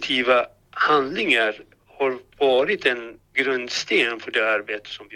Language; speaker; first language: Swedish; non-native, fluent; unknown